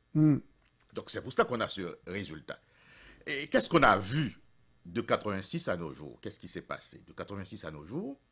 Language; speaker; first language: French; non-native, local second language; Haitian Creole